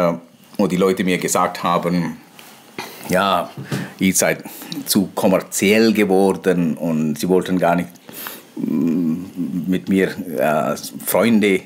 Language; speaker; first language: German; non-native, fluent; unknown